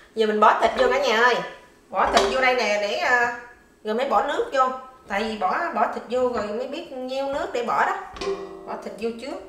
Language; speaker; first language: Vietnamese; native; Vietnamese